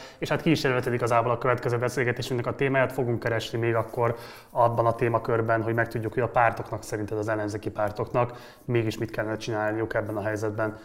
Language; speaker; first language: Hungarian; native; Hungarian